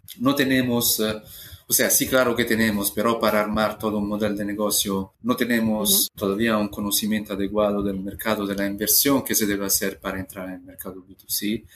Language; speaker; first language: Spanish; non-native, fluent; Italian